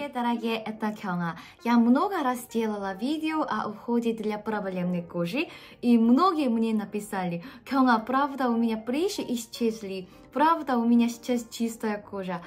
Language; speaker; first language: Russian; non-native, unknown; Korean